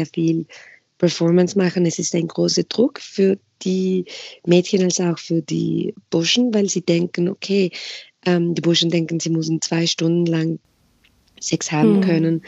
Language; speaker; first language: German; non-native, fluent; Spanish